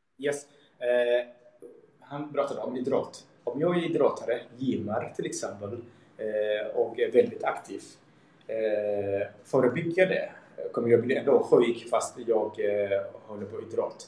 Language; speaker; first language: Swedish; early bilingual, other home language; Somali